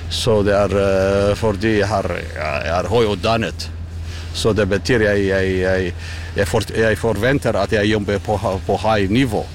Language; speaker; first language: Norwegian; non-native, learner; Tigrinya